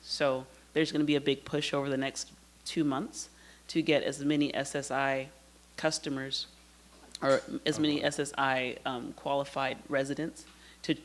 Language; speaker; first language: English; native; English